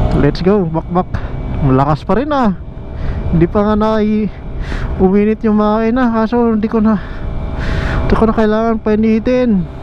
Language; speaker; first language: Filipino; native; Filipino